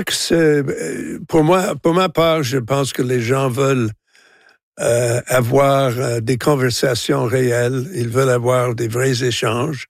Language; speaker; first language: French; non-native, local second language; English